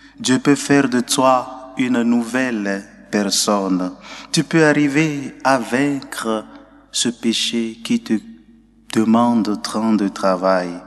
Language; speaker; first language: French; non-native, local second language; Ewe